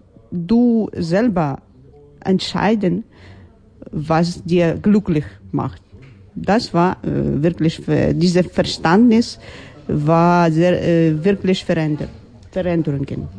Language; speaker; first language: German; non-native, learner; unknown